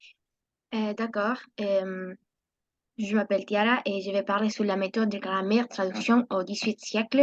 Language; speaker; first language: French; non-native, learner; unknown